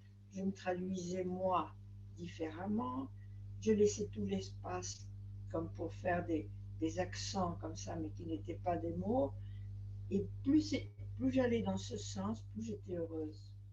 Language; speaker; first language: French; non-native, fluent; Spanish